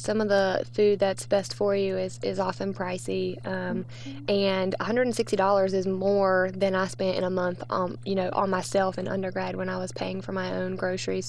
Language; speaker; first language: English; native; English